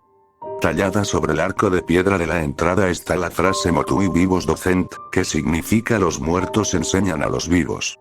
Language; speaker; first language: Spanish; native; Spanish